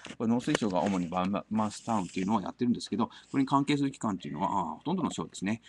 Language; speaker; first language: Japanese; native; Japanese